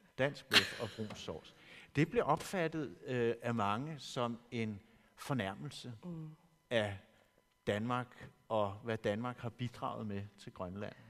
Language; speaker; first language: Danish; native; Danish